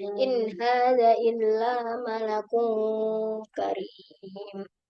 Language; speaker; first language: Arabic; non-native, learner; Indonesian